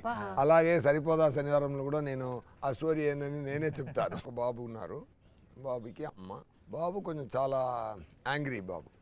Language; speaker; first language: Telugu; non-native, learner; Tamil